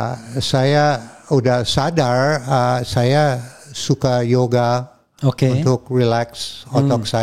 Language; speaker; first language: Indonesian; non-native, fluent; English